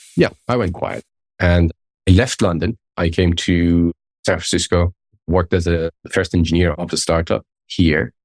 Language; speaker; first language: English; non-native, fluent; Persian